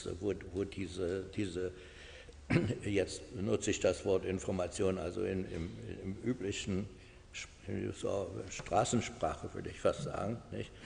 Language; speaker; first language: German; non-native, fluent; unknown